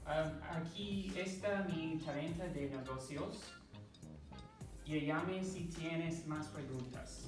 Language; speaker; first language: Spanish; non-native, learner; English